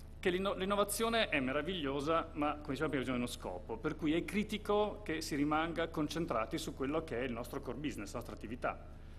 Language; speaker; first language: Italian; native; Italian